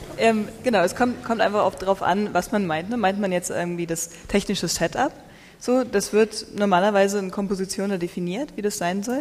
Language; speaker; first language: German; native; German